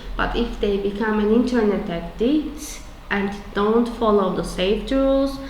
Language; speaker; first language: English; non-native, fluent; Turkish